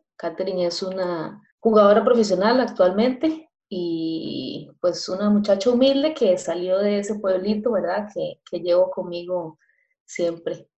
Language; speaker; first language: Spanish; native; Spanish